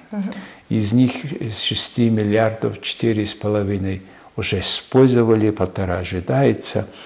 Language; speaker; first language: Russian; non-native, fluent; Mongolian